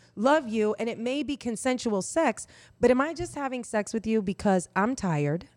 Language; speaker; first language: English; native; English